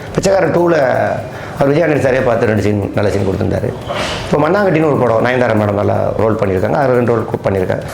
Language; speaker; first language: Tamil; native; Tamil